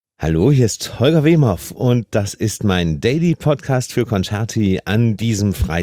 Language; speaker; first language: German; native; German